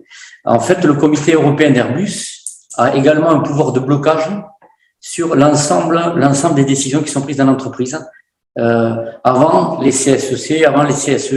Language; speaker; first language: French; native; French